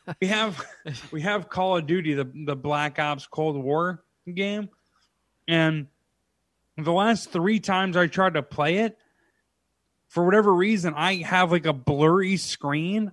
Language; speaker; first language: English; native; English